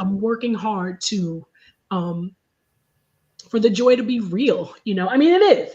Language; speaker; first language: English; native; English